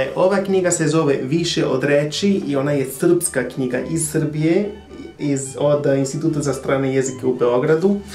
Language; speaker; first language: Serbian; non-native, learner; English